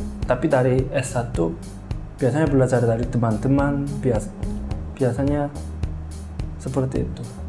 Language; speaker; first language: Indonesian; non-native, fluent; Korean